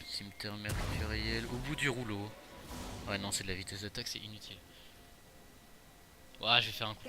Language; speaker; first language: French; native; French